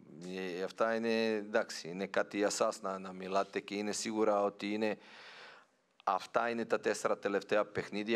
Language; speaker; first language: Greek; non-native, fluent; Serbian